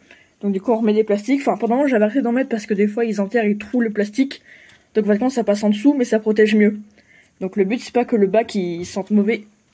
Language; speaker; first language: French; native; French